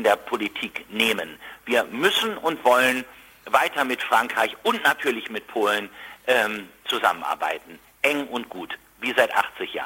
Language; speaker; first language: German; native; German